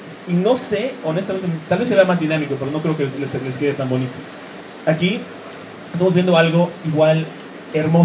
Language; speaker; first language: Spanish; native; Spanish